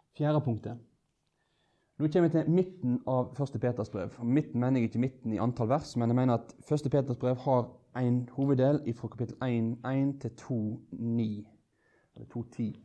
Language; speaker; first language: Norwegian; native; Norwegian